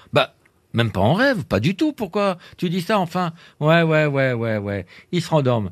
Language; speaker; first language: French; native; French